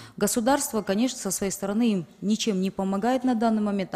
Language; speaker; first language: Russian; non-native, local second language; Kyrgyz